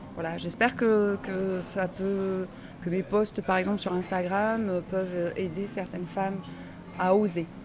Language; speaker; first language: French; native; French